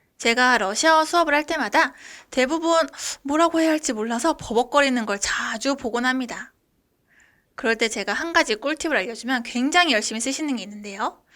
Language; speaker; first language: Korean; native; Korean